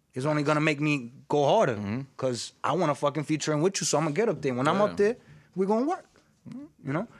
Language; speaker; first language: English; early bilingual, other home language; Spanish